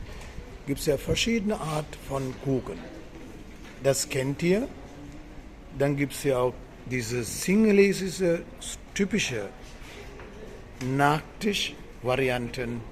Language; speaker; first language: German; non-native, fluent; Sinhala